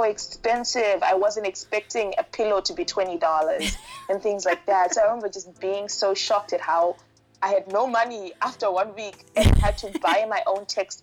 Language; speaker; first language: English; non-native, local second language; Shona